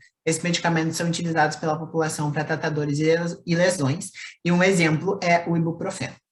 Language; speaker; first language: Portuguese; native; Portuguese